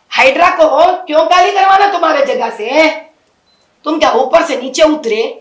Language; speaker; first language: Hindi; non-native, local second language; Telugu